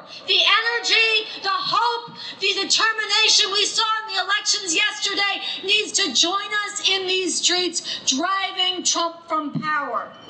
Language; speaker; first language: English; native; English